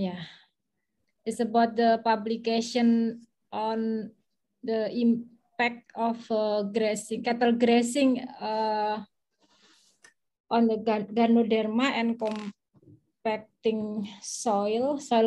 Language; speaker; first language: English; non-native, fluent; Indonesian